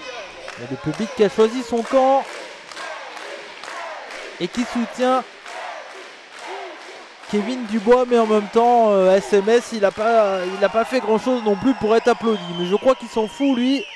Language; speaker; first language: French; native; French